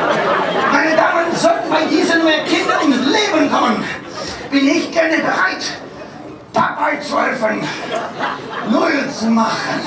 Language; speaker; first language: German; non-native, fluent; English